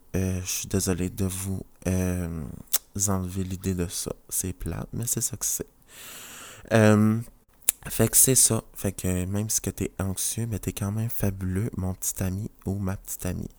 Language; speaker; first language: French; native; French